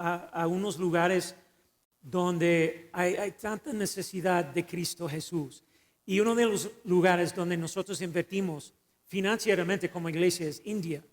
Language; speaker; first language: Spanish; non-native, fluent; English